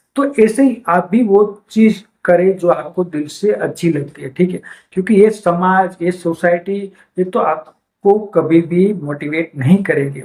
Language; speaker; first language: Hindi; non-native, local second language; Gujarati